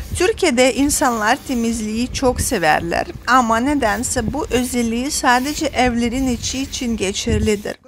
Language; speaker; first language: Turkish; non-native, fluent; Russian